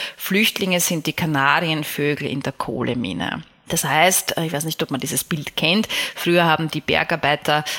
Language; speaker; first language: German; native; German